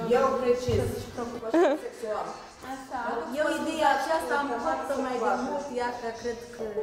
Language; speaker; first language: Romanian; non-native, local second language; Russian